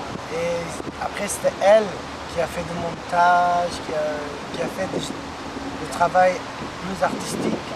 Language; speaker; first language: French; non-native, fluent; Persian